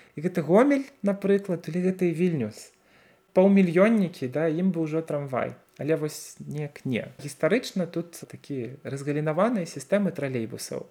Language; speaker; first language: Belarusian; non-native, local second language; Russian